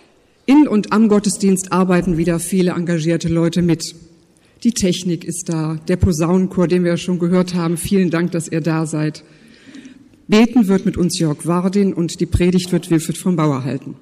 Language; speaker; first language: German; native; German